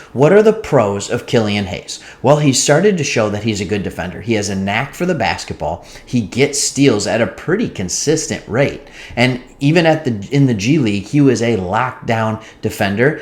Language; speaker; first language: English; native; English